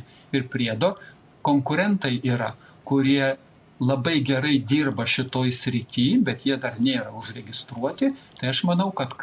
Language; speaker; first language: Lithuanian; native; Lithuanian